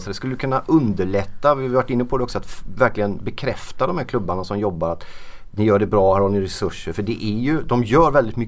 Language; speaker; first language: Swedish; native; Swedish